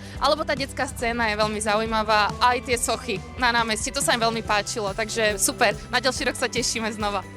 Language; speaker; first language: Slovak; native; Slovak